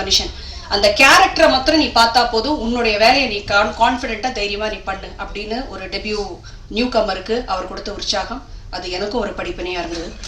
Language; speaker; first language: Tamil; native; Tamil